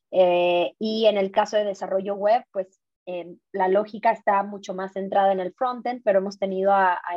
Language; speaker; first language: Spanish; native; Spanish